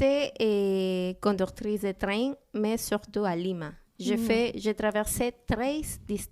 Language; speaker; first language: French; non-native, learner; Spanish